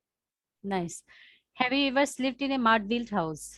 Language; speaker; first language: English; non-native, learner; Bangla